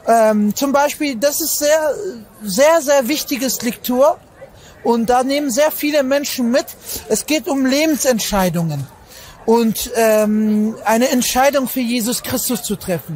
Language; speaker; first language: German; non-native, fluent; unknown